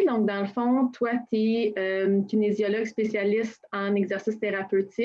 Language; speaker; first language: French; native; French